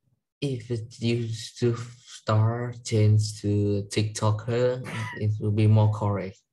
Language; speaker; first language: English; non-native, learner; Vietnamese